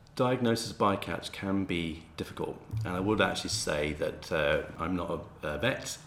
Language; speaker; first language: English; native; English